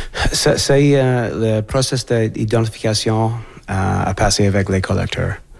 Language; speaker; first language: French; non-native, fluent; English